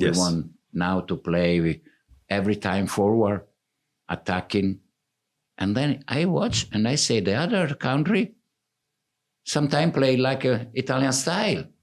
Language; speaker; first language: English; non-native, fluent; Italian